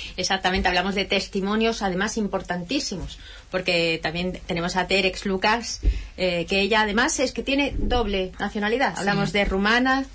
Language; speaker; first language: Spanish; native; Spanish